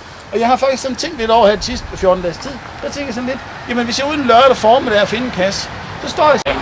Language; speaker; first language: Danish; native; Danish